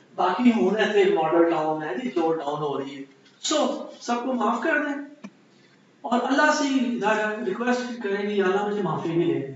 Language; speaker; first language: Urdu; non-native, local second language; Punjabi